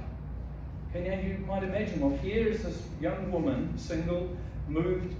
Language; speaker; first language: English; native; English